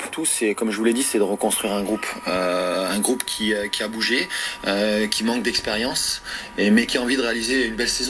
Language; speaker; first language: French; native; French